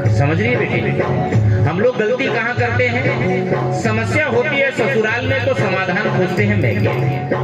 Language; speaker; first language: Hindi; native; Hindi